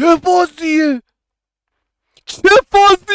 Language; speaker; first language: Persian; native; Persian